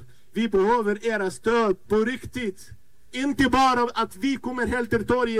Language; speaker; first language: Swedish; non-native, fluent; Arabic